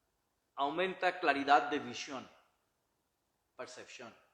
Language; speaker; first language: Spanish; non-native, learner; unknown